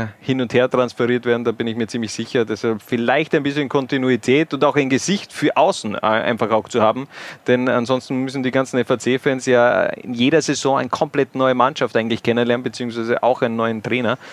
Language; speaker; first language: German; native; German